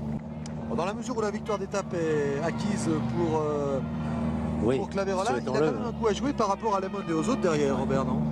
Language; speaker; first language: French; native; French